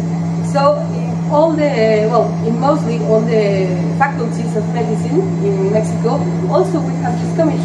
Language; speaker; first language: English; non-native, fluent; Spanish